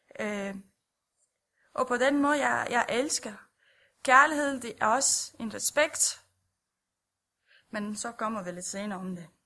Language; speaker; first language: Danish; non-native, fluent; Romanian